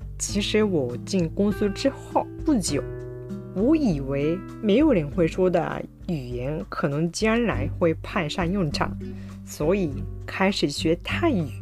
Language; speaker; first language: Chinese; non-native, fluent; Japanese